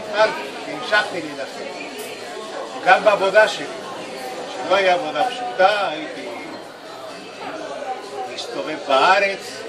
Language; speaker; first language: Hebrew; non-native, fluent; Spanish